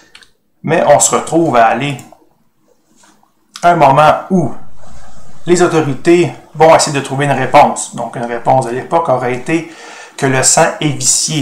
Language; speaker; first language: French; native; French